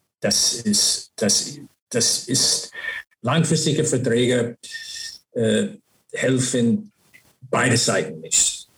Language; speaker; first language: German; non-native, learner; English